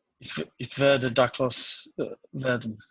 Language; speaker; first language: German; non-native, learner; English